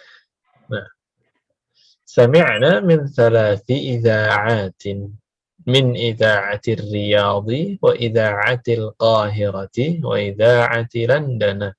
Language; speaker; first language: Arabic; non-native, fluent; Indonesian